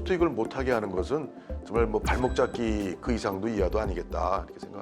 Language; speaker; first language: Korean; native; Korean